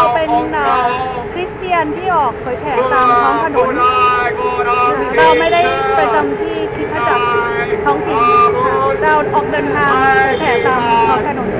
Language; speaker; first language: Thai; native; Thai